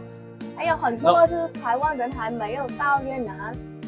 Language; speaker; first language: Chinese; non-native, learner; Vietnamese